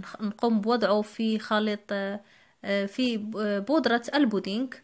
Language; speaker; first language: Arabic; native; Arabic